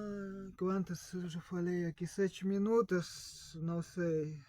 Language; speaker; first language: Portuguese; non-native, fluent; Russian